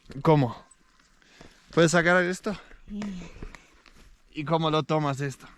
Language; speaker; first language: Spanish; non-native, learner; English